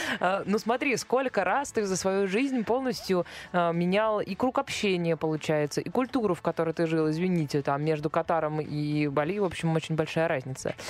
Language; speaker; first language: Russian; native; Russian